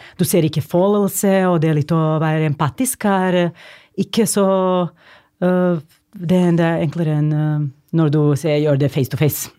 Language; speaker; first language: Norwegian; non-native, fluent; Serbian